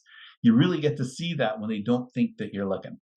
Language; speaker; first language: English; native; English